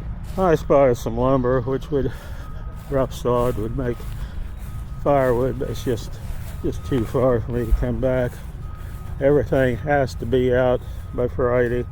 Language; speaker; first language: English; native; English